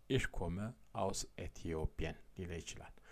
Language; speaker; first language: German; non-native, fluent; Amharic